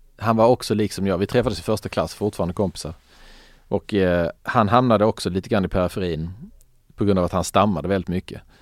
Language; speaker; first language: Swedish; early bilingual, other home language; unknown